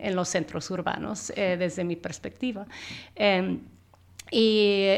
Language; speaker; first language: Spanish; non-native, fluent; English